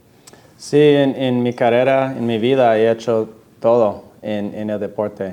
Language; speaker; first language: Spanish; non-native, fluent; English